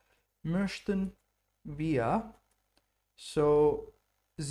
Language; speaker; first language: German; non-native, fluent; English